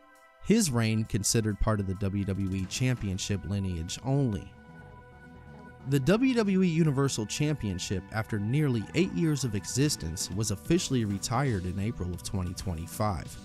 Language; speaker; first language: English; native; English